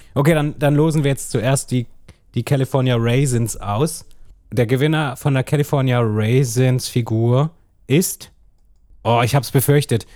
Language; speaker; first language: German; native; German